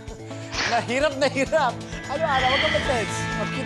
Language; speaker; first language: Filipino; native; Filipino